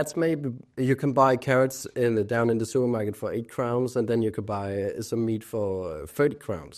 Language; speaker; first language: English; non-native, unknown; Danish